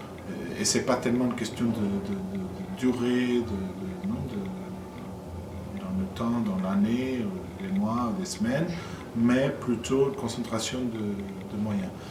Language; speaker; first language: French; non-native, fluent; Portuguese